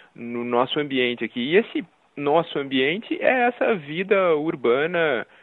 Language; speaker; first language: Portuguese; native; Portuguese